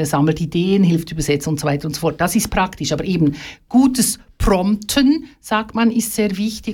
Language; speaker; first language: German; native; German